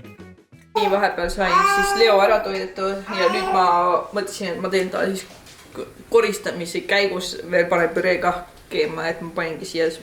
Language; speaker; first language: Estonian; native; Estonian